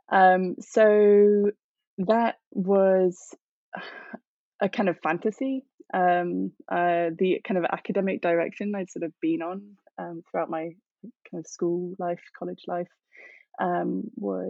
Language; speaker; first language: English; native; English